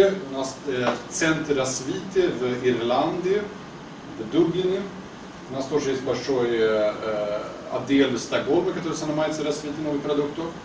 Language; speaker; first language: Russian; non-native, learner; Swedish